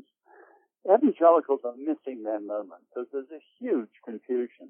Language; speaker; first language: English; native; English